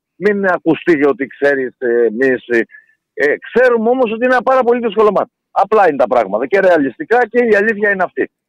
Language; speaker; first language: Greek; native; Greek